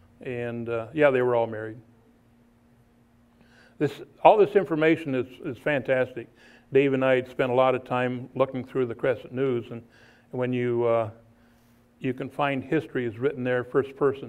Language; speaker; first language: English; native; English